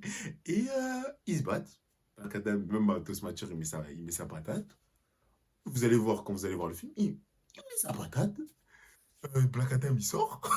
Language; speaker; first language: French; native; French